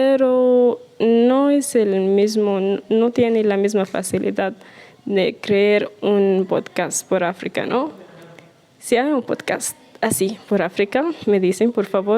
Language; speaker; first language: Spanish; non-native, learner; Arabic